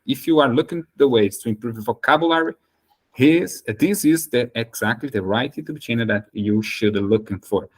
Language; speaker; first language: English; non-native, fluent; Portuguese